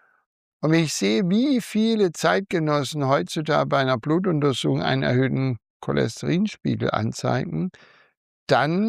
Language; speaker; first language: German; native; German